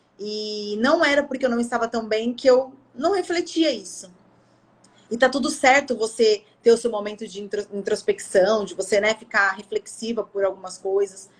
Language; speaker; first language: Portuguese; native; Portuguese